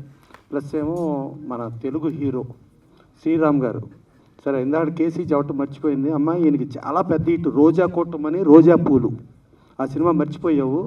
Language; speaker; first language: Telugu; native; Telugu